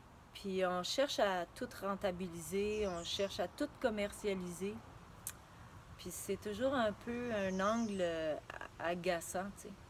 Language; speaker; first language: French; native; French